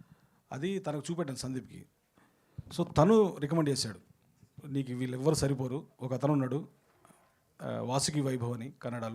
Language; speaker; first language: Telugu; native; Telugu